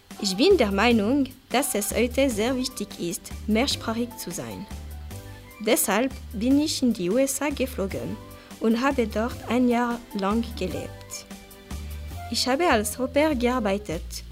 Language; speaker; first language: German; non-native, local second language; French